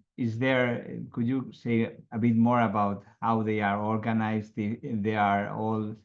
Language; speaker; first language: English; non-native, fluent; Catalan